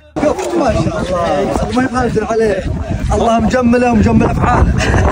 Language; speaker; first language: Arabic; native; Arabic